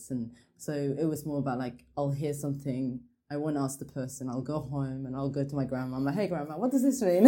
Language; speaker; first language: English; non-native, fluent; Norwegian